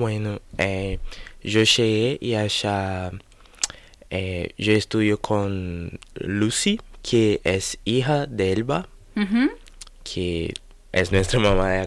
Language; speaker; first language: Spanish; non-native, learner; Portuguese